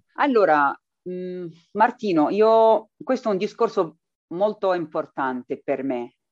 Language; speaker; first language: Italian; non-native, fluent; Arabic